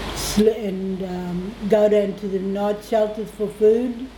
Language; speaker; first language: English; native; English